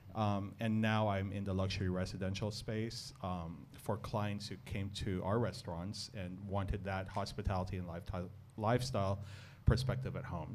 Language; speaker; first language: English; non-native, local second language; Filipino